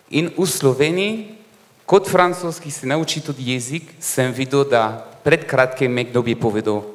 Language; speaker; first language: Slovenian; non-native, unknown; French